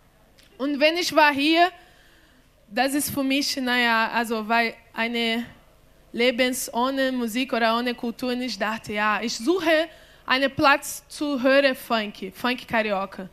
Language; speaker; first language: German; non-native, learner; Portuguese